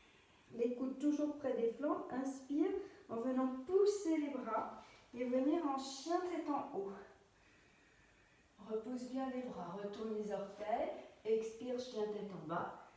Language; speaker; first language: French; native; French